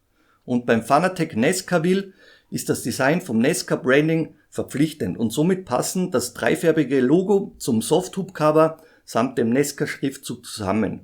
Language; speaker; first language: German; native; German